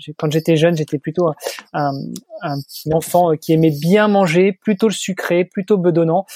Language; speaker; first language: French; native; French